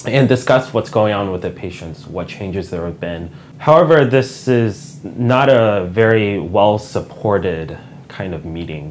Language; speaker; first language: English; native; English